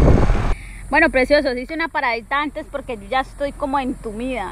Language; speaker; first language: Spanish; native; Spanish